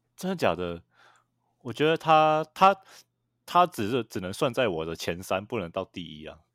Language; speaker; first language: Chinese; native; Chinese